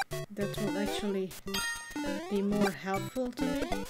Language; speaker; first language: English; non-native, fluent; Hungarian